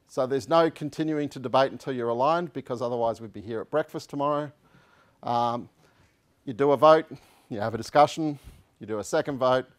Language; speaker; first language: English; native; English